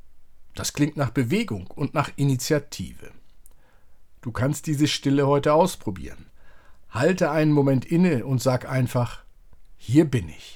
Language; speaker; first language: German; native; German